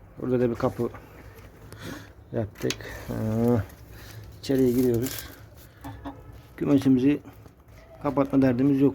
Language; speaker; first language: Turkish; native; Turkish